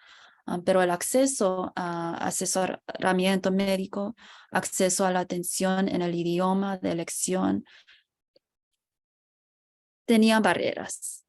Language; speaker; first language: Spanish; non-native, fluent; English